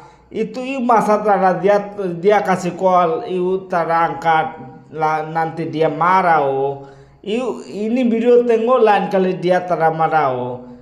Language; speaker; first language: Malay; non-native, learner; Bangla